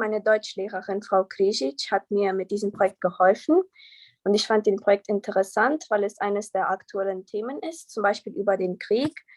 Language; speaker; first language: German; non-native, learner; Croatian